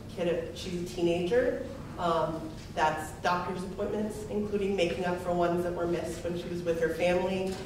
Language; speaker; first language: English; native; English